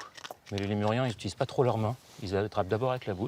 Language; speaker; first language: French; native; French